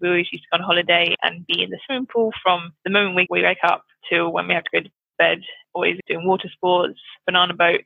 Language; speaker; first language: English; native; English